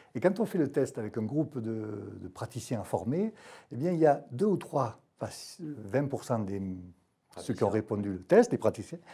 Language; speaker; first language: French; native; French